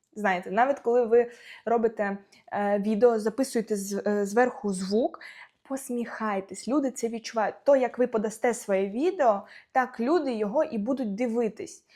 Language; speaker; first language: Ukrainian; non-native, local second language; Russian